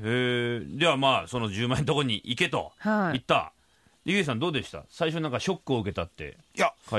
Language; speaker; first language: Japanese; native; Japanese